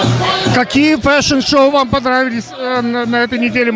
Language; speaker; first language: Russian; native; Russian